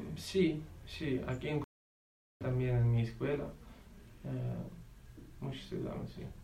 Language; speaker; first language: Spanish; non-native, learner; Ukrainian